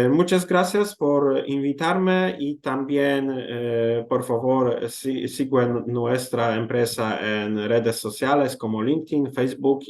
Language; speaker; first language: Spanish; non-native, learner; Polish